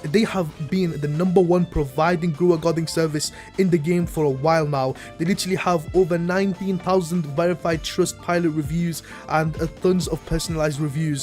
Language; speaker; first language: English; native; English